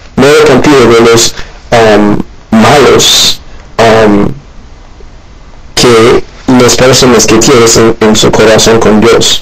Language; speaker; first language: Spanish; non-native, learner; Haitian Creole